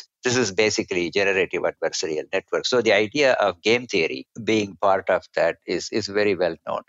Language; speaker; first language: English; non-native, local second language; Tamil